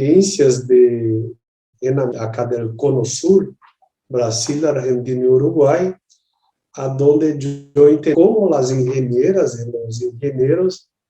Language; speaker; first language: Spanish; non-native, learner; Portuguese